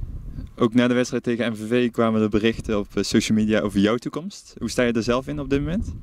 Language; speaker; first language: Dutch; native; Dutch